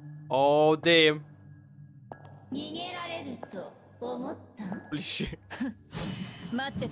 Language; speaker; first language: English; native; English